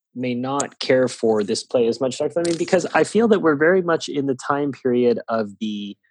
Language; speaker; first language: English; native; English